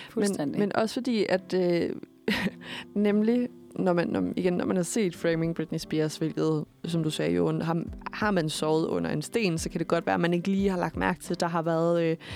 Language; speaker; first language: Danish; native; Danish